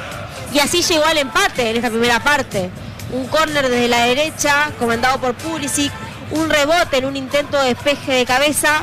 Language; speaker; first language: Spanish; native; Spanish